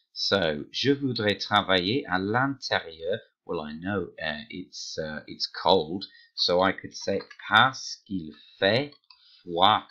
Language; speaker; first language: French; non-native, fluent; English